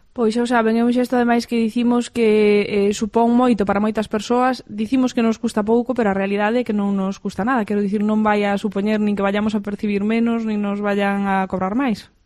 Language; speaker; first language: Galician; native; Galician